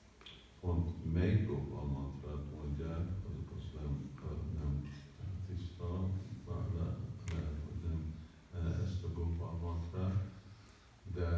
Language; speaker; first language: Hungarian; early bilingual, heritage; Hungarian